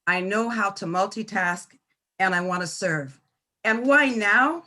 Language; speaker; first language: English; native; English